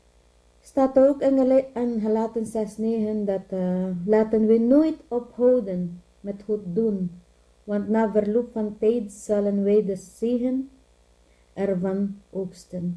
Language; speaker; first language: Dutch; non-native, learner; Filipino